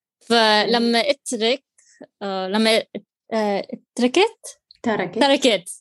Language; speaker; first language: Arabic; non-native, learner; English